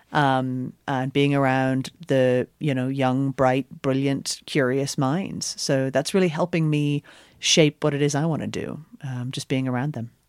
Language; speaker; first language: English; native; English